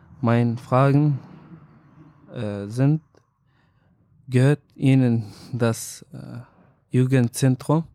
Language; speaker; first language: German; non-native, learner; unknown